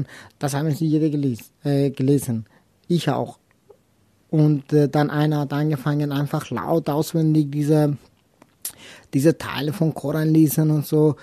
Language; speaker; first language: German; non-native, local second language; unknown